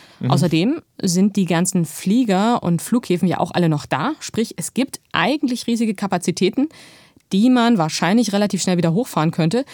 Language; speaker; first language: German; native; German